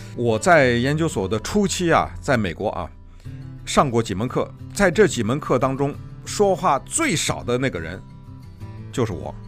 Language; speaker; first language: Chinese; native; Chinese